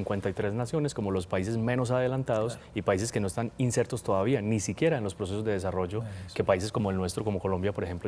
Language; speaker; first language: Spanish; native; Spanish